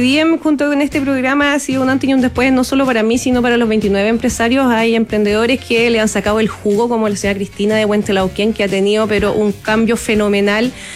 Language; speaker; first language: Spanish; native; Spanish